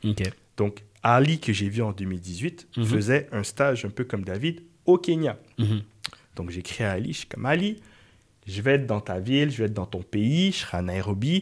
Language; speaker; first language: French; native; French